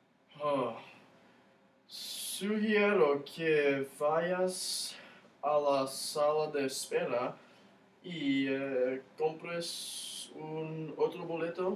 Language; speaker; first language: Spanish; non-native, learner; English